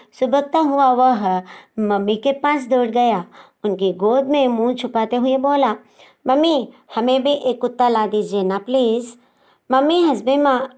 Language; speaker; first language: Hindi; non-native, local second language; Telugu